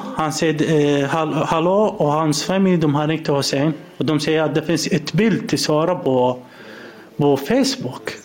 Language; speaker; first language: Swedish; non-native, learner; Arabic